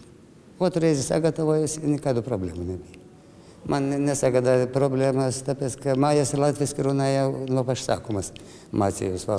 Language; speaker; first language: Latvian; non-native, learner; Romanian